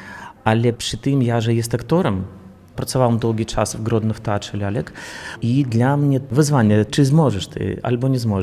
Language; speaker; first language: Polish; non-native, learner; Belarusian